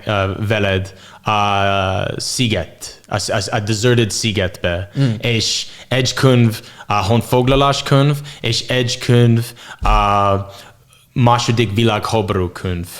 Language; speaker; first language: Hungarian; non-native, learner; English